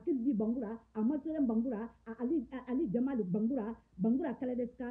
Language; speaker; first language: French; non-native, local second language; Susu